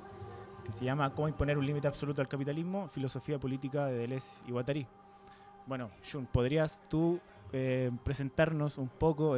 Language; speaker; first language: Spanish; native; Spanish